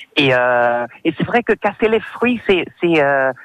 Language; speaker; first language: French; non-native, fluent; English